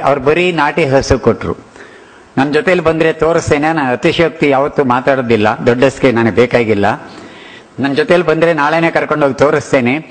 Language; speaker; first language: Kannada; non-native, local second language; Telugu